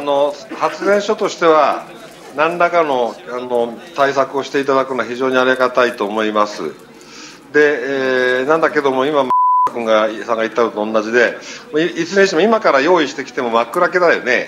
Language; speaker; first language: Japanese; native; Japanese